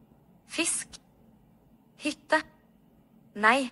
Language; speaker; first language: Norwegian; non-native, learner; Amharic